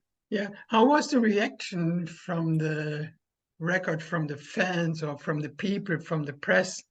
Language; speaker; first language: English; non-native, learner; German